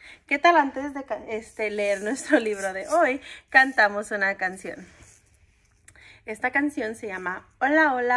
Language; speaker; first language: Spanish; early bilingual, heritage; Spanish